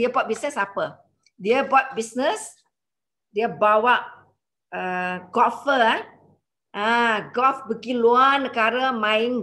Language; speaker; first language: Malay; non-native, local second language; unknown